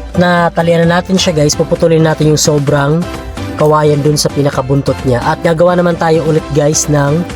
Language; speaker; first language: Filipino; non-native, local second language; Bikol